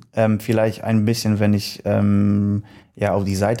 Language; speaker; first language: German; non-native, learner; Polish